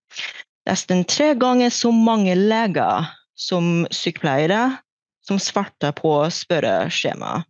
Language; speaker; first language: Norwegian; non-native, fluent; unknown